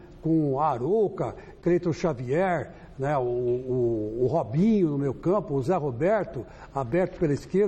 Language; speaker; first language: Portuguese; native; Portuguese